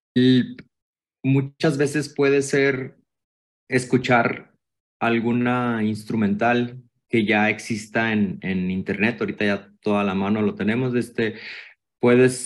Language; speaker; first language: Spanish; native; Spanish